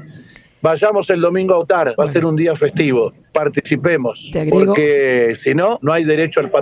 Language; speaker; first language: Spanish; native; Spanish